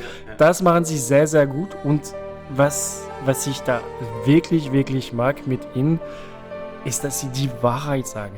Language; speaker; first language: German; non-native, fluent; French